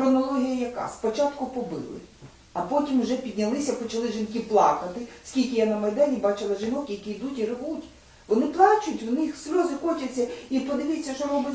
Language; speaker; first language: Ukrainian; native; Ukrainian